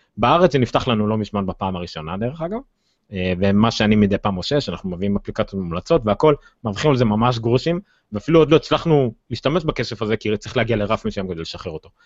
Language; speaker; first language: Hebrew; native; Hebrew